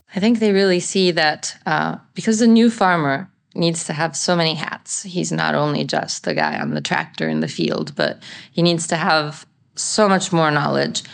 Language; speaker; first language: English; non-native, fluent; Italian